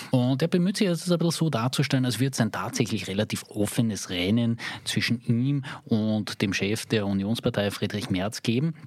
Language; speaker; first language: German; native; German